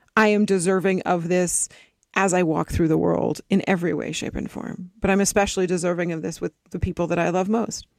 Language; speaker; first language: English; native; English